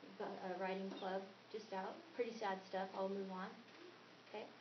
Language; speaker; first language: English; native; English